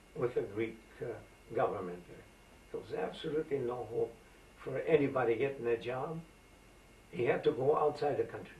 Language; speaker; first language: English; non-native, fluent; Greek